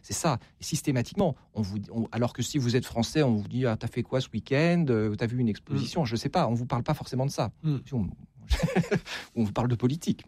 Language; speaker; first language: French; native; French